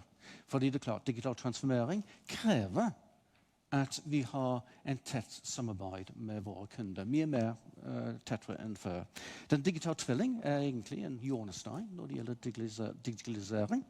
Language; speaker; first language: Norwegian; non-native, fluent; English